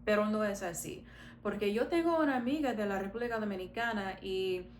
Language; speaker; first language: Spanish; non-native, fluent; English